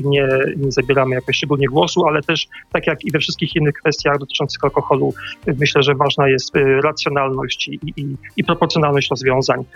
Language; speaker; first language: Polish; native; Polish